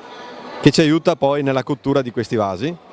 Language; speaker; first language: Italian; native; Italian